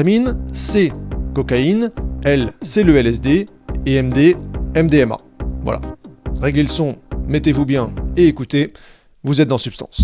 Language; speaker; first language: French; native; French